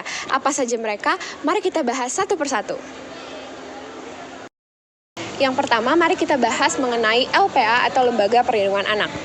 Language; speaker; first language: Indonesian; native; Indonesian